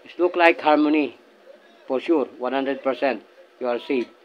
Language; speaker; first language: English; non-native, local second language; Filipino